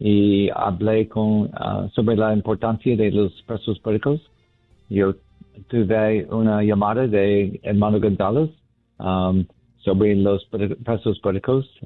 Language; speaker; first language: Spanish; non-native, learner; English